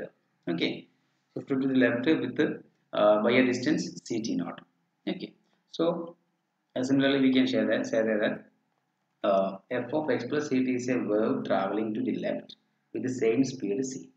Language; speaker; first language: English; non-native, local second language; Malayalam